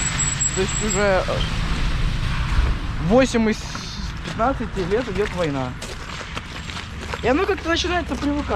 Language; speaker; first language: Russian; native; Russian